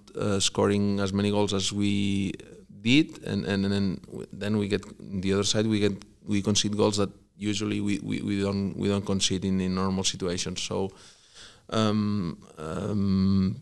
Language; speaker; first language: English; non-native, fluent; Spanish